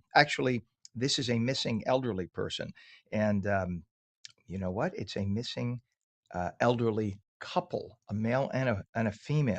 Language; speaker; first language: English; native; English